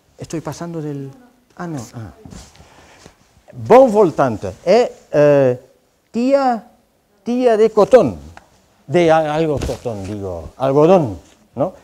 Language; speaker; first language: Spanish; non-native, fluent; Dutch